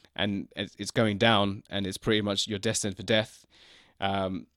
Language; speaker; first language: English; native; English